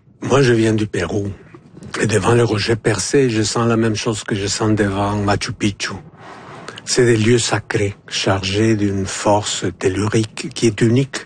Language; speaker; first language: French; non-native, fluent; Spanish